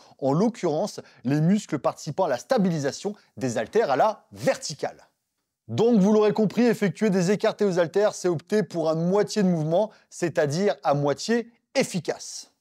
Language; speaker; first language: French; native; French